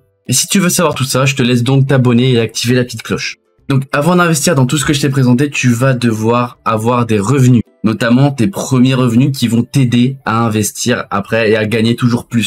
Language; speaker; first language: French; native; French